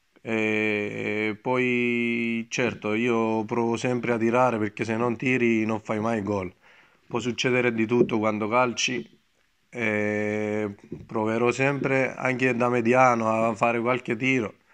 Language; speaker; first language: Italian; non-native, fluent; Greek